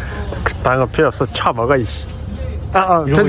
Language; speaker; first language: Korean; native; Korean